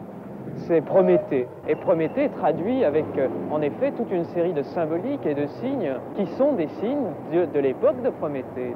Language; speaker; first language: French; native; French